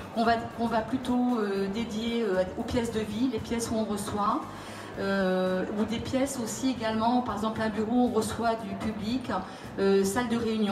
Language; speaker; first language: French; native; French